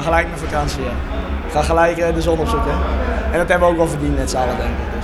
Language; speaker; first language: Dutch; native; Dutch